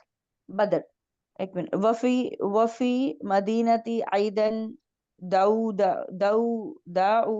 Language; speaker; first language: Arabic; non-native, learner; Hindi